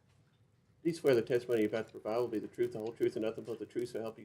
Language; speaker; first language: English; native; English